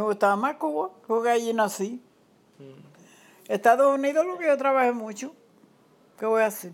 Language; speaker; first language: Spanish; native; Spanish